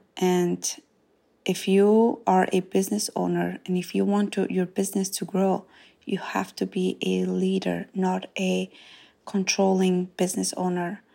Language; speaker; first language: English; non-native, fluent; Macedonian